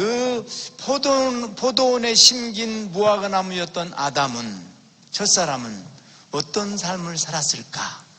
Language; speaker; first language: Korean; native; Korean